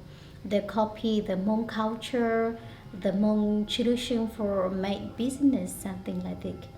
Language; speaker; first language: English; non-native, learner; Hmong